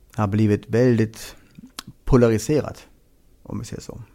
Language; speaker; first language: Swedish; non-native, fluent; German